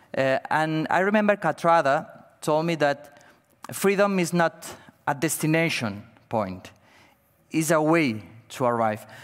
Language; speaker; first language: English; non-native, fluent; Catalan